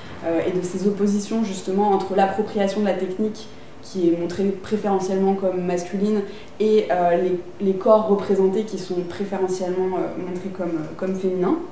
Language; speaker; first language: French; native; French